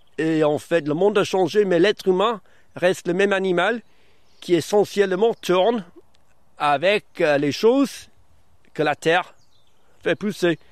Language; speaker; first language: French; early bilingual, other home language; English